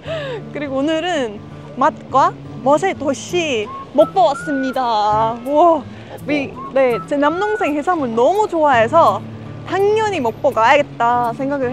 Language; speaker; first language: Korean; non-native, fluent; Estonian